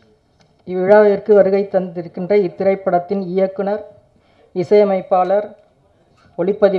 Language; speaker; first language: Tamil; native; Tamil